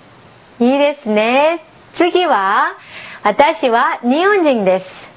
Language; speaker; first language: Japanese; non-native, fluent; Korean